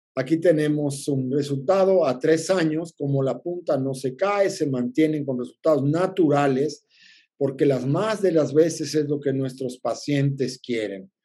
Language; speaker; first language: Spanish; native; Spanish